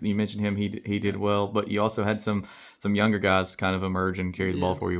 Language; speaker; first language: English; native; English